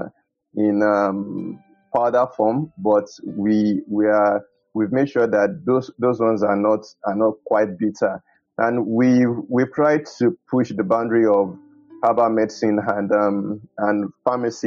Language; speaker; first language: English; non-native, local second language; Yoruba